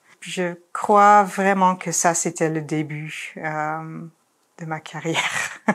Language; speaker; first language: French; non-native, fluent; Dutch